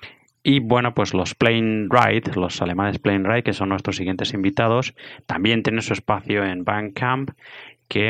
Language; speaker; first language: Spanish; native; Spanish